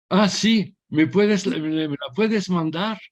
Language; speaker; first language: Spanish; early bilingual, heritage; Ladino